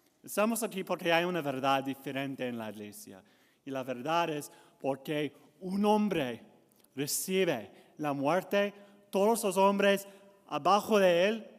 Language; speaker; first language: Spanish; non-native, learner; English